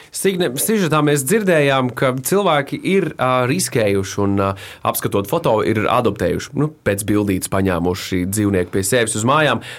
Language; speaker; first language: Latvian; native; Latvian